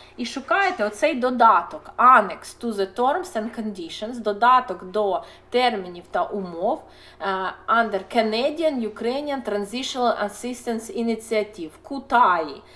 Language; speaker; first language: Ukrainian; non-native, local second language; Russian